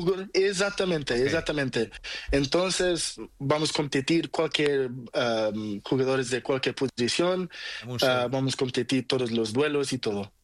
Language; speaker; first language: Spanish; non-native, fluent; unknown